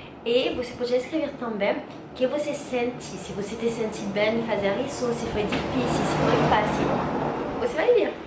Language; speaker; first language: Portuguese; non-native, learner; French